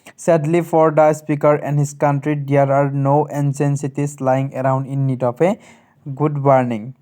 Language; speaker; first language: English; non-native, local second language; Assamese